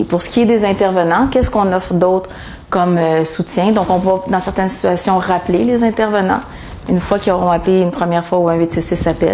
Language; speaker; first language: French; native; French